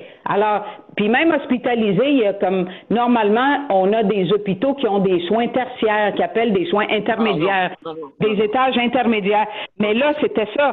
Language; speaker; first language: French; native; French